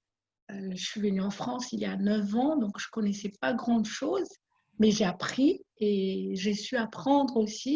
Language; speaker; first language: French; non-native, local second language; Malagasy